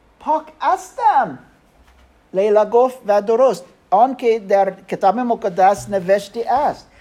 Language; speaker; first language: Persian; non-native, learner; German